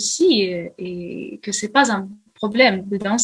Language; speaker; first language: French; non-native, fluent; Russian